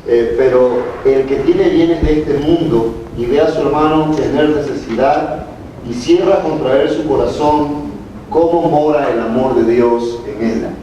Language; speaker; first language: Spanish; native; Spanish